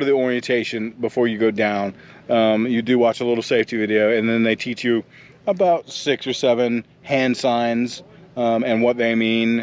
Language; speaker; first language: English; native; English